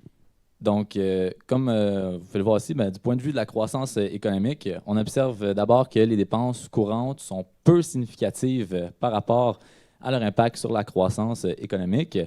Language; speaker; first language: French; native; French